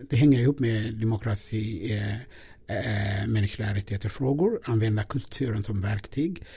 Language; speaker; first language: Swedish; non-native, fluent; Amharic